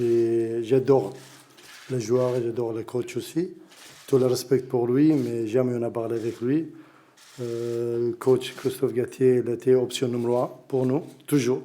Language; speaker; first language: French; non-native, learner; Arabic